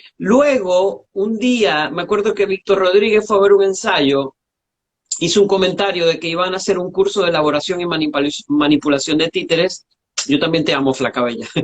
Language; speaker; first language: Spanish; native; Spanish